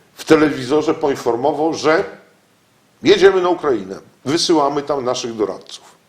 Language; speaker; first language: Polish; native; Polish